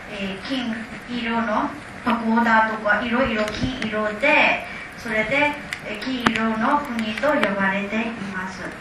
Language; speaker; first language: Japanese; non-native, learner; Burmese